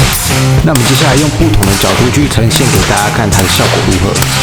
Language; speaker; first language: Chinese; native; Chinese